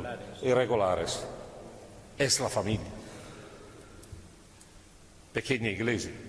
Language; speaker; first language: Spanish; non-native, fluent; Italian